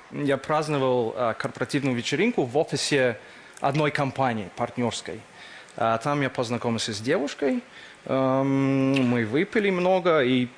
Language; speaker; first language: Russian; non-native, fluent; English